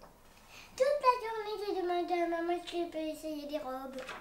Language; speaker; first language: French; early bilingual, other home language; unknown